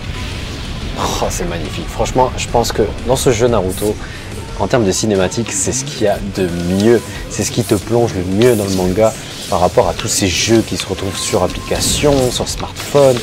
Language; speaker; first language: French; early bilingual, other home language; Vietnamese